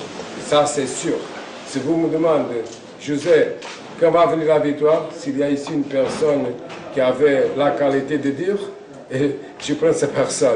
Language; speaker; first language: French; non-native, fluent; Portuguese